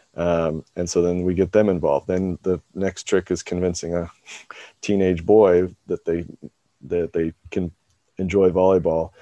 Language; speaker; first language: English; native; English